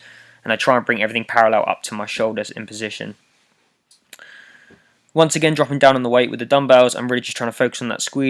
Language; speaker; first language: English; native; English